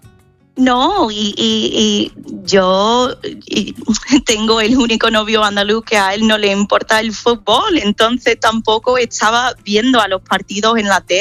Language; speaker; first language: Spanish; non-native, fluent; English